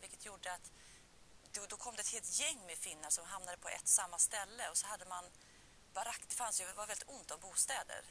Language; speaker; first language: Swedish; early bilingual, other home language; Finnish